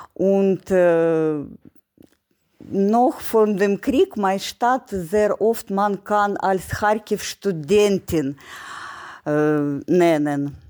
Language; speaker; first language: German; non-native, learner; Ukrainian